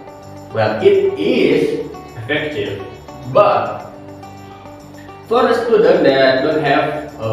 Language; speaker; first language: English; non-native, learner; Indonesian